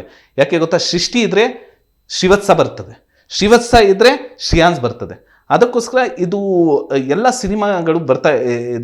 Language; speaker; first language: Kannada; non-native, local second language; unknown